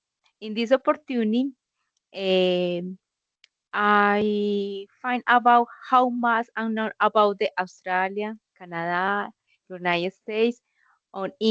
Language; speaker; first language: English; non-native, learner; Spanish